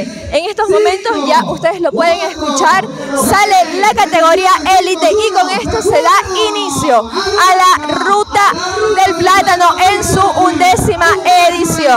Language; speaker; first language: Spanish; native; Spanish